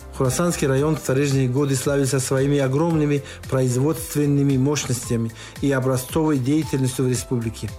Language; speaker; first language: Russian; non-native, local second language; Tajik